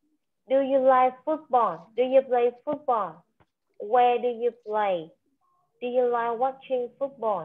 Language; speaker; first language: English; non-native, fluent; Vietnamese